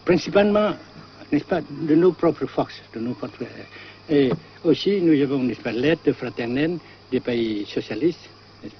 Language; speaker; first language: French; non-native, fluent; Vietnamese